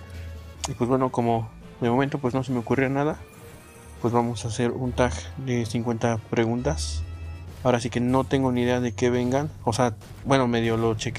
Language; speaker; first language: Spanish; native; Spanish